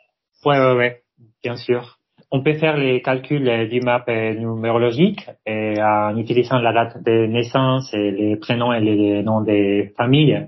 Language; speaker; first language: French; non-native, fluent; Spanish